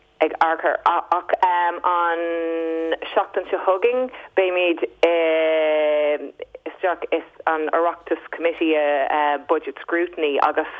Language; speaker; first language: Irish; non-native, local second language; English